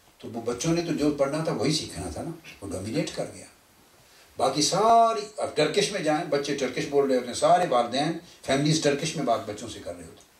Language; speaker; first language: Urdu; non-native, local second language; Punjabi